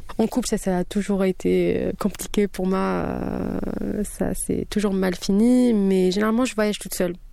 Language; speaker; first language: French; early bilingual, other home language; Kabyle